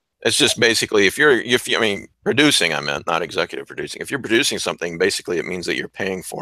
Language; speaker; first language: English; native; English